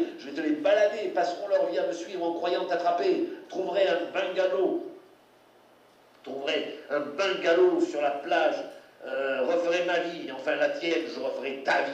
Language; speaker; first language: French; native; French